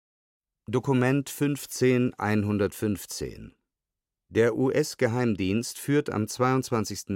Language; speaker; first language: German; native; German